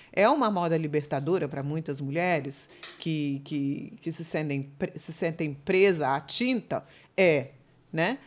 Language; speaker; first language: Portuguese; native; Portuguese